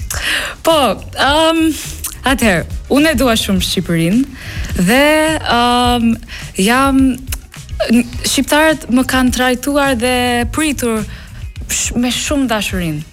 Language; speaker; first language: Albanian; non-native, fluent; English